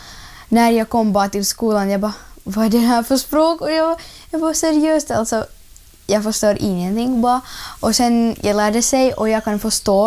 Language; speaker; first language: Swedish; non-native, learner; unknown